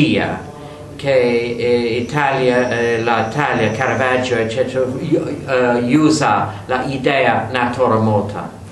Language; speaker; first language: Italian; non-native, learner; English